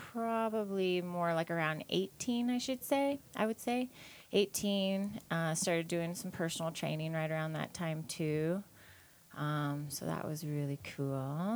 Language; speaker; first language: English; native; English